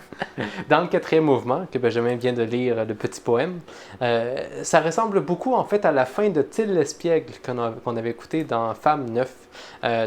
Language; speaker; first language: French; native; French